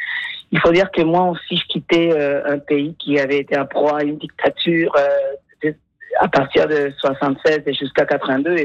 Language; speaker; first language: French; non-native, fluent; Spanish